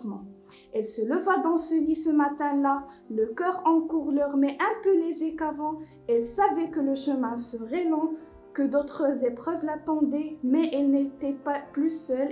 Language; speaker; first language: French; non-native, local second language; Arabic